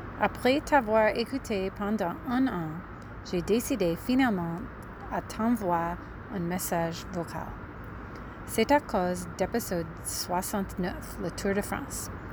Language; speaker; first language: French; non-native, learner; English